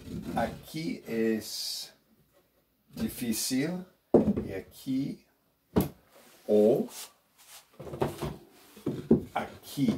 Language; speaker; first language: Portuguese; non-native, learner; Spanish